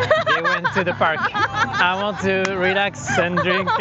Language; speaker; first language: English; non-native, learner; Thai